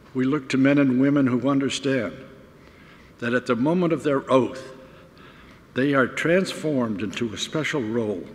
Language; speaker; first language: English; native; English